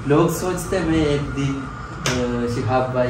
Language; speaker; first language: Hindi; non-native, local second language; Malayalam